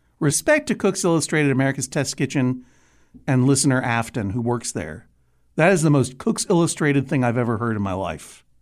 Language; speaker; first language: English; native; English